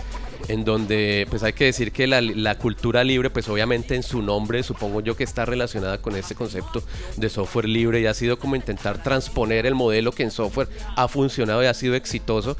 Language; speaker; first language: Spanish; native; Spanish